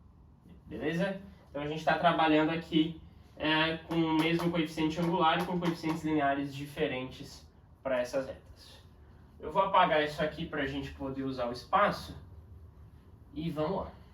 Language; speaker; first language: Portuguese; native; Portuguese